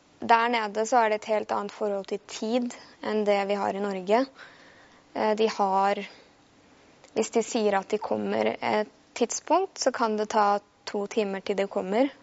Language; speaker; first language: Norwegian; native; Norwegian